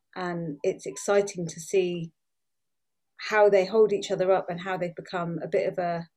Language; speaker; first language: English; native; English